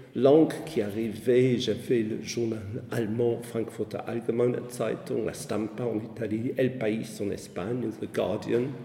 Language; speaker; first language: French; non-native, fluent; English